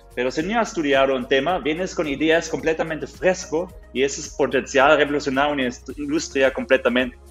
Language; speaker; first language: Spanish; non-native, fluent; German